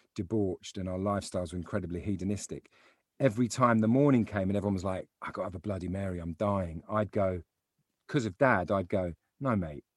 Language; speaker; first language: English; native; English